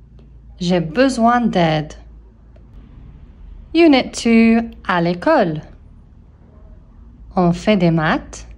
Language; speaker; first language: French; non-native, fluent; English